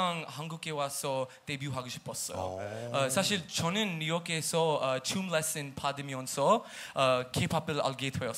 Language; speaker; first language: Korean; non-native, learner; English